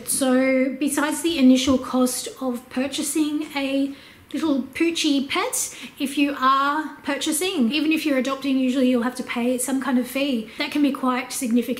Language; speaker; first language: English; native; English